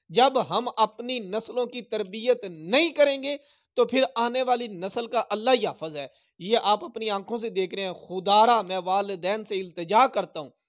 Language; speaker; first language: Urdu; non-native, local second language; Punjabi